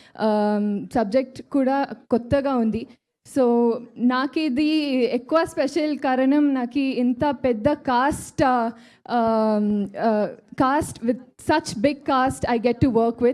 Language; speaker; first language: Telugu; non-native, learner; Kannada